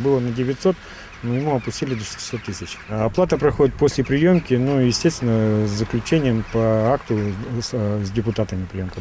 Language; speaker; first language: Russian; native; Russian